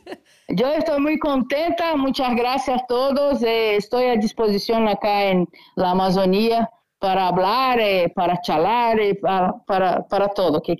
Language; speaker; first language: Spanish; non-native, learner; Portuguese